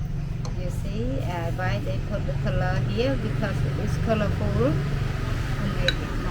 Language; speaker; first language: English; non-native, learner; Khmer